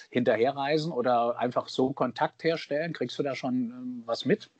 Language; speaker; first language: German; native; German